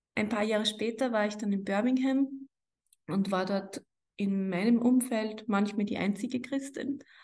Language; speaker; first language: German; native; German